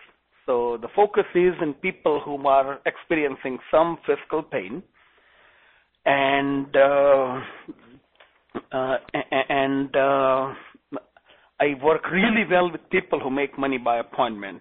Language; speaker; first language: English; non-native, local second language; Gujarati